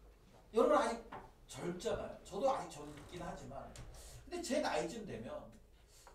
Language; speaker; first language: Korean; native; Korean